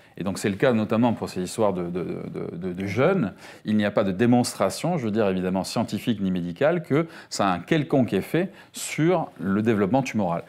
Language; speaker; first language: French; native; French